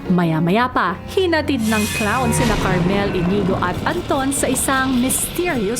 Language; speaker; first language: Filipino; native; Filipino